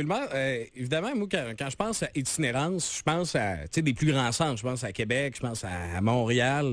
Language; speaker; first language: French; native; French